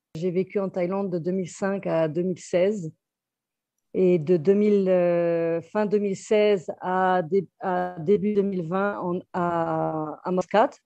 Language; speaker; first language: French; native; French